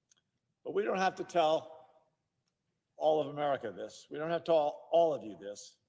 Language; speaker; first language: English; native; English